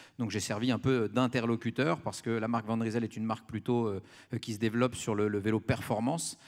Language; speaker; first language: French; native; French